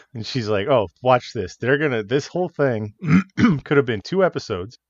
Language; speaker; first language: English; native; English